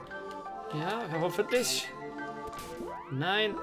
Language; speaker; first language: German; non-native, learner; English